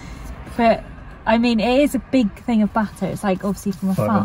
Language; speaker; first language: English; native; English